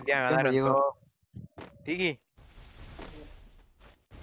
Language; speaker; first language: Spanish; native; Spanish